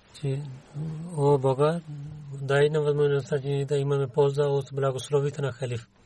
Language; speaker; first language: Bulgarian; non-native, learner; Urdu